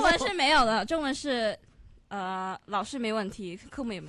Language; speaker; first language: Chinese; non-native, local second language; Cantonese